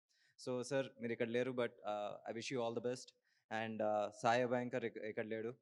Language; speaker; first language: Telugu; native; Telugu